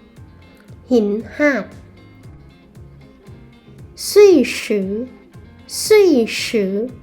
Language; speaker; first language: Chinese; non-native, learner; Lao